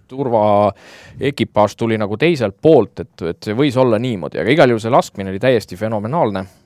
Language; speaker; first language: Estonian; native; Estonian